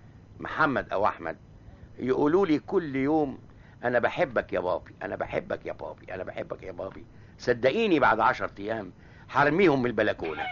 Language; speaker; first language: Arabic; native; Arabic